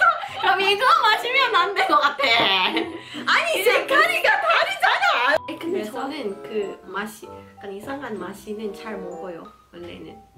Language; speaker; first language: Korean; non-native, learner; Malay